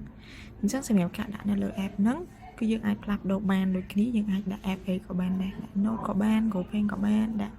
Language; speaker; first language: Khmer; native; Khmer